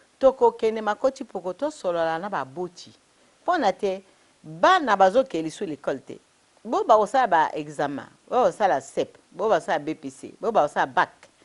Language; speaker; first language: Lingala; native; Lingala